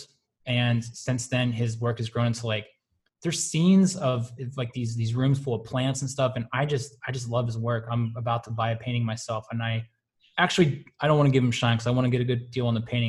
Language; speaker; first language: English; native; English